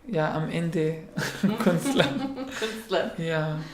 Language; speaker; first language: German; non-native, learner; Pashto